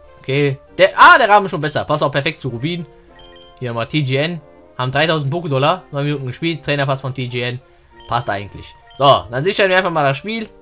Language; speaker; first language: German; early bilingual, other home language; Turkish